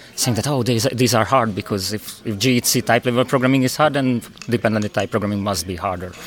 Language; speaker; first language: English; non-native, fluent; Hungarian